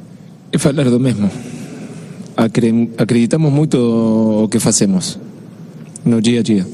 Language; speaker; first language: Portuguese; non-native, fluent; Spanish